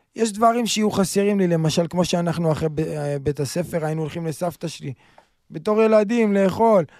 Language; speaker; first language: Hebrew; native; Hebrew